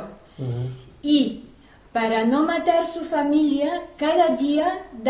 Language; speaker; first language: Spanish; non-native, fluent; Armenian